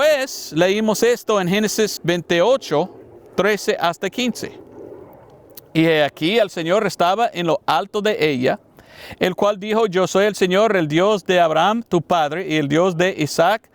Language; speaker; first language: Spanish; non-native, learner; English